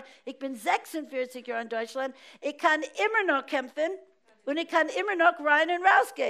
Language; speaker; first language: German; non-native, fluent; English